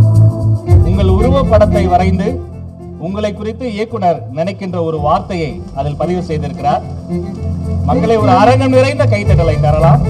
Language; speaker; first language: Tamil; native; Tamil